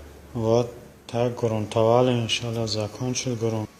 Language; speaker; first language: Russian; non-native, local second language; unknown